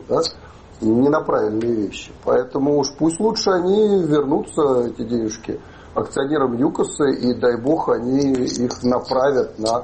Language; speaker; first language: Russian; native; Russian